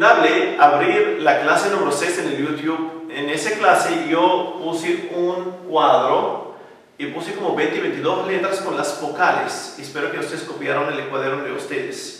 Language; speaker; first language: Spanish; non-native, fluent; Arabic